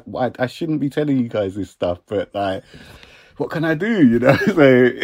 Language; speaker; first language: English; native; English